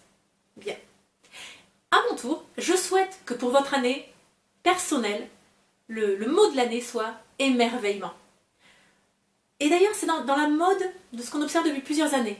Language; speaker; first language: French; native; French